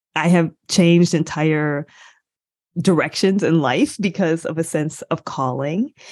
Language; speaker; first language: English; native; English